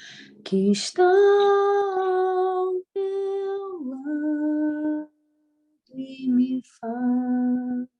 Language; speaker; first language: Portuguese; native; Portuguese